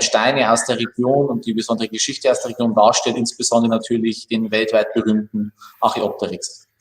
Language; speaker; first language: German; native; German